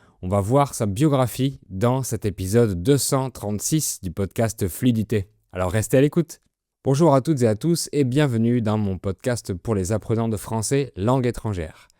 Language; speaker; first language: French; native; French